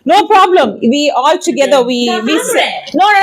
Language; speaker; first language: English; non-native, local second language; Tamil